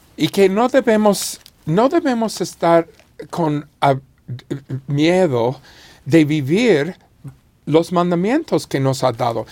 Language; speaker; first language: Spanish; non-native, fluent; English